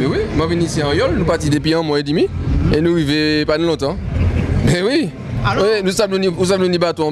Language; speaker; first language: French; non-native, local second language; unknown